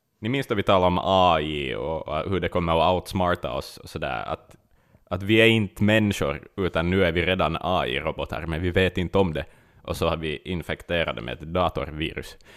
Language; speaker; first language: Swedish; native; Swedish